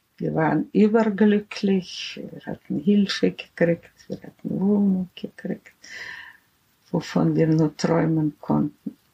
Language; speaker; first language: German; early bilingual, heritage; German